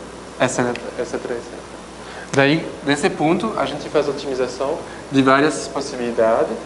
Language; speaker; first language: Portuguese; non-native, fluent; French